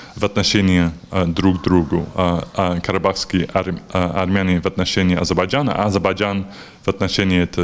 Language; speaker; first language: Russian; non-native, fluent; English